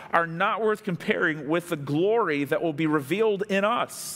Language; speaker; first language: English; native; English